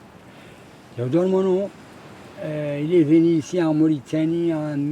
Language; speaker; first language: French; non-native, learner; Arabic